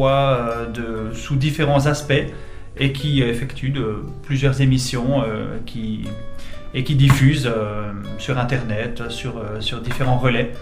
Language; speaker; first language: French; native; French